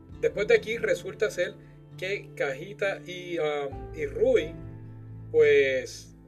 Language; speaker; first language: Spanish; native; Spanish